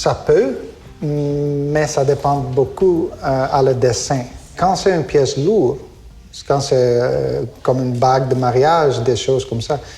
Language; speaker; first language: French; non-native, fluent; Dutch